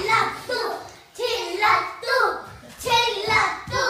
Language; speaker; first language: Korean; early bilingual, heritage; Korean